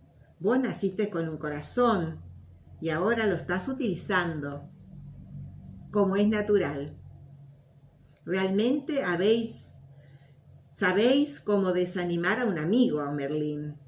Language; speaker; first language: Spanish; native; Spanish